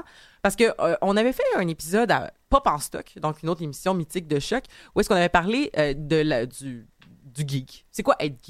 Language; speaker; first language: French; native; French